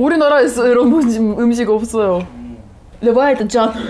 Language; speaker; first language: Korean; non-native, learner; Russian